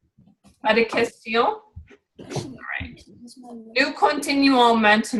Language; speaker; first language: French; non-native, learner; English